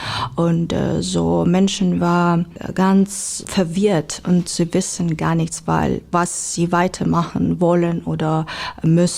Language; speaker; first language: German; non-native, learner; Ukrainian